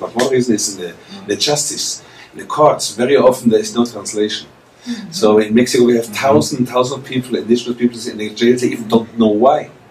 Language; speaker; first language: English; non-native, fluent; German